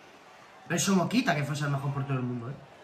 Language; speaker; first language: Spanish; native; Spanish